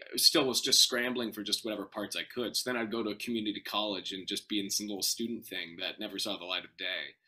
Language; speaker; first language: English; native; English